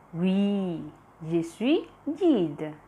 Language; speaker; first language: French; non-native, fluent; Indonesian